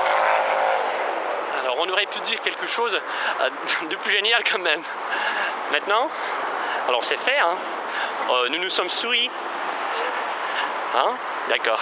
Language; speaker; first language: French; non-native, fluent; Russian